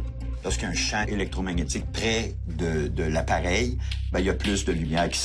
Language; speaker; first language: French; native; French